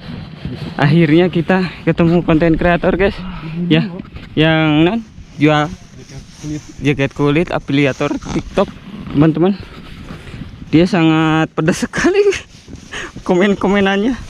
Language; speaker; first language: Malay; non-native, local second language; Sundanese